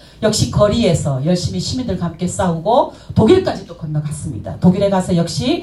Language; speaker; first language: Korean; native; Korean